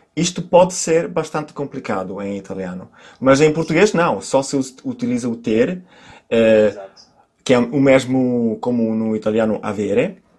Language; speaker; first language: Portuguese; non-native, fluent; Italian